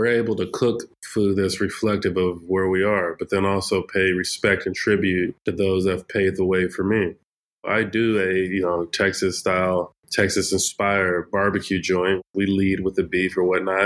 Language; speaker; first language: English; native; English